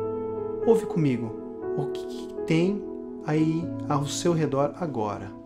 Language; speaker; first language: Portuguese; native; Portuguese